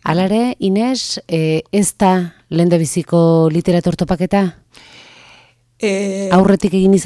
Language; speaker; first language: Basque; native; Basque